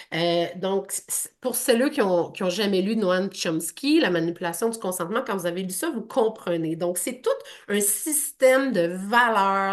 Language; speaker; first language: French; native; French